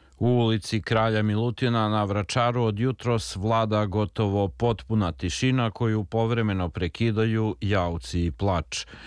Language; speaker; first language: Serbian; native; Serbian